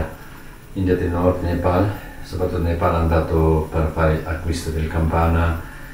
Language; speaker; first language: Italian; non-native, learner; Tibetan